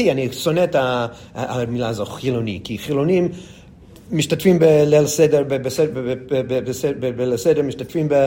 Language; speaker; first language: Hebrew; non-native, fluent; English